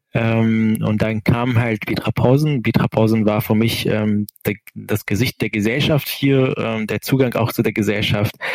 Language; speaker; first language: German; non-native, fluent; Arabic